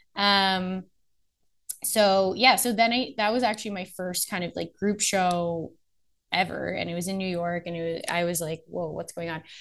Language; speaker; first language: English; native; English